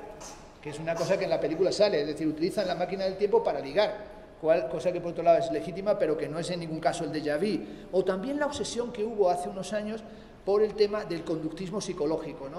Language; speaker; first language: Spanish; native; Spanish